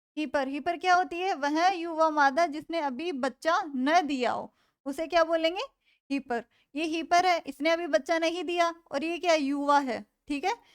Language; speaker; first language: Hindi; native; Hindi